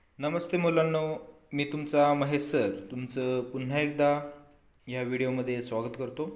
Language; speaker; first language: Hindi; non-native, local second language; Marathi